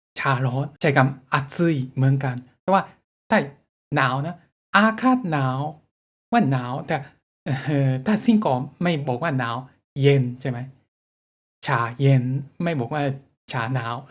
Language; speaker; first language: Thai; non-native, learner; Japanese